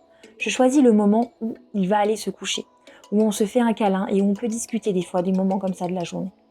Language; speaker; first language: French; native; French